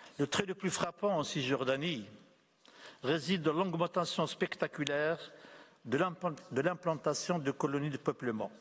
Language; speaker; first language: French; non-native, local second language; Arabic